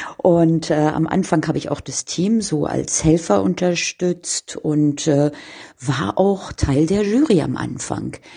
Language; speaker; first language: German; native; German